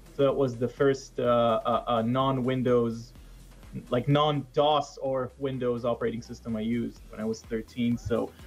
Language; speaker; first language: English; non-native, fluent; Hebrew